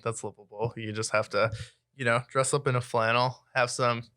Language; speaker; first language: English; native; English